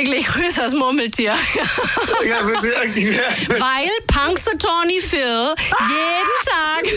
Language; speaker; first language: German; native; German